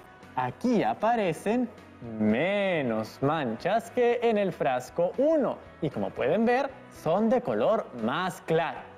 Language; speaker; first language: Spanish; native; Spanish